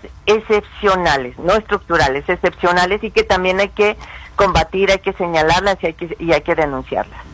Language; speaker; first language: Spanish; native; Spanish